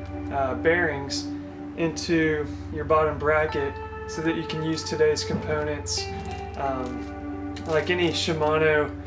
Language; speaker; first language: English; native; English